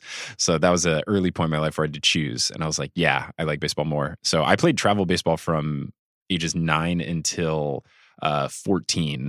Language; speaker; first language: English; native; English